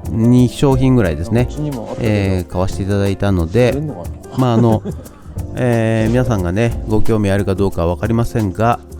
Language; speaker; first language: Japanese; native; Japanese